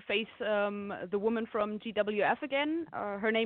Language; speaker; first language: English; non-native, fluent; German